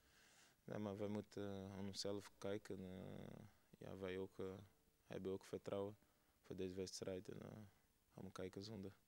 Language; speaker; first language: Dutch; non-native, learner; Portuguese